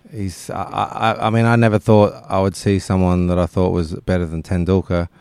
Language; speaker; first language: English; native; English